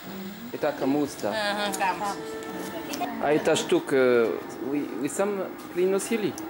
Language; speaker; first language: Russian; non-native, learner; French